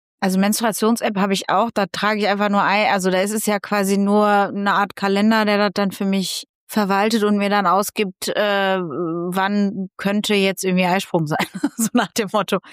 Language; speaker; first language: German; early bilingual, other home language; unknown